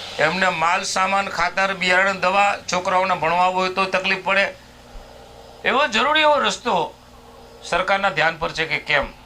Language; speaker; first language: Gujarati; native; Gujarati